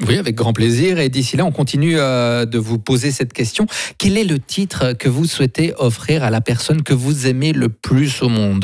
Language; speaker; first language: French; native; French